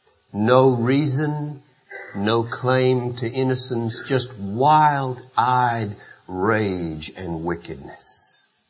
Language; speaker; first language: English; native; English